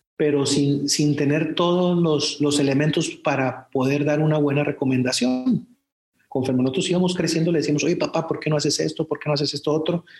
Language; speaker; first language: Spanish; native; Spanish